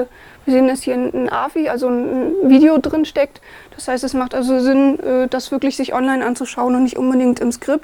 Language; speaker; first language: German; native; German